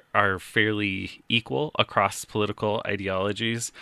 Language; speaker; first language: English; native; English